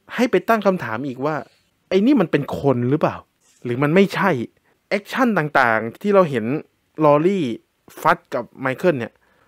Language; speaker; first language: Thai; native; Thai